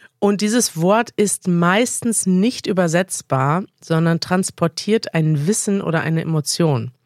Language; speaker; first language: German; native; German